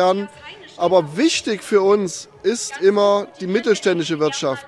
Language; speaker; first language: German; native; German